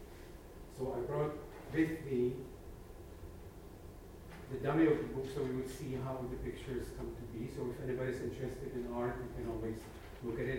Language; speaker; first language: English; non-native, fluent; Czech